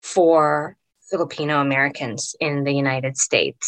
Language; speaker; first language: English; non-native, local second language; Filipino